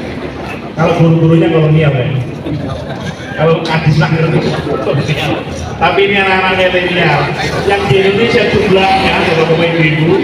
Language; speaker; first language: Indonesian; native; Indonesian